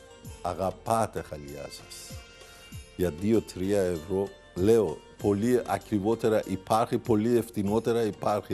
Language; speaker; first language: Greek; non-native, learner; Persian